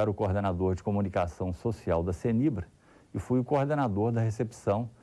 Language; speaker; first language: Portuguese; native; Portuguese